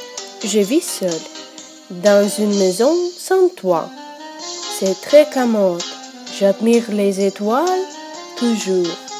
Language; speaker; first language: French; non-native, learner; Russian